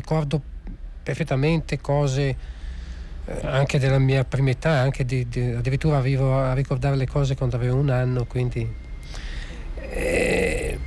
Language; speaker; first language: Italian; native; Italian